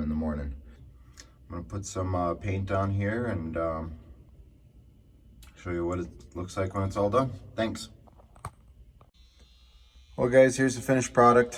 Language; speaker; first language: English; native; English